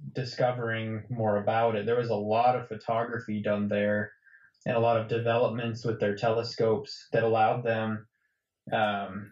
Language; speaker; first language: English; native; English